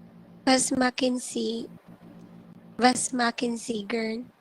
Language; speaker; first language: German; non-native, learner; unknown